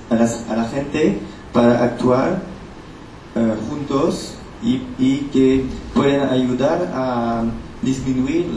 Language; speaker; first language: Spanish; non-native, learner; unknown